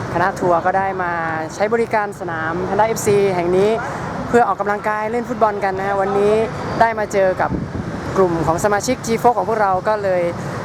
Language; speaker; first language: Thai; native; Thai